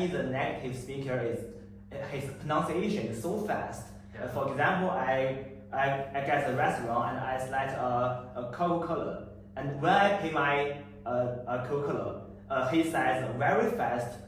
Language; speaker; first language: English; non-native, learner; Chinese